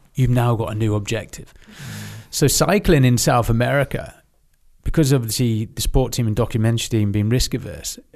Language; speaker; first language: English; native; English